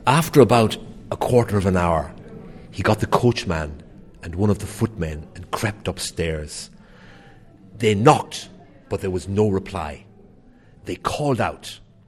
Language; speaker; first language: English; native; English